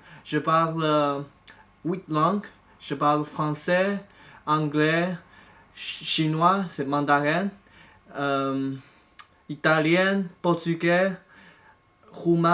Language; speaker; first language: French; non-native, fluent; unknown